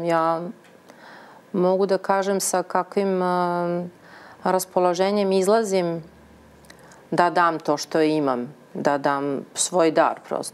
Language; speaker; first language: Russian; non-native, learner; Serbian